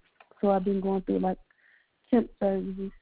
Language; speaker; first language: English; native; English